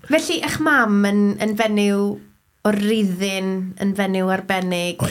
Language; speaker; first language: Welsh; native; Welsh